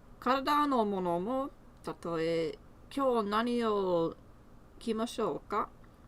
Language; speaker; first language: Japanese; non-native, learner; English